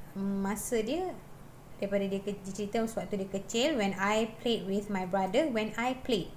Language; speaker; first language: English; non-native, local second language; Malay